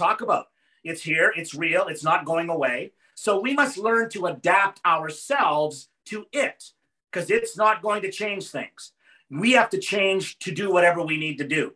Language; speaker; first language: English; native; English